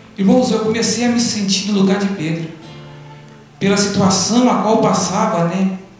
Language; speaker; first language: Portuguese; native; Portuguese